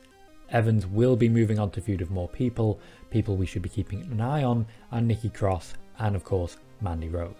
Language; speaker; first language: English; native; English